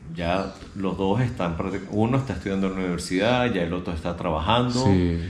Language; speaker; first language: Spanish; early bilingual, other home language; Japanese